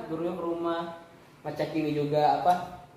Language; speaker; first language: Indonesian; native; Indonesian